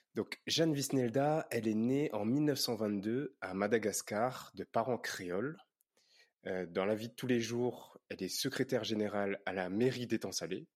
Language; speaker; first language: French; native; French